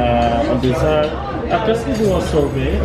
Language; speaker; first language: French; non-native, learner; Filipino